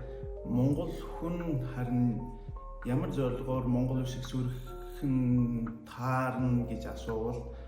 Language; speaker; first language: Mongolian; non-native, fluent; Turkish